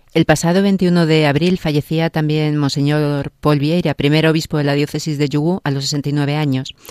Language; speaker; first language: Spanish; native; Spanish